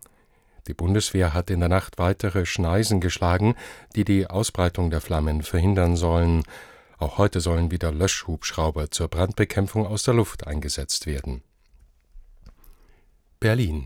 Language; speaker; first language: German; native; German